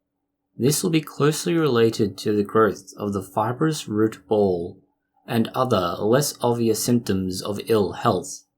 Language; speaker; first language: English; native; English